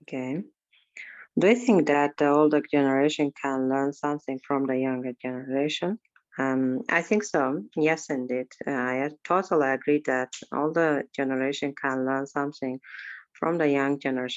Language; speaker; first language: English; non-native, learner; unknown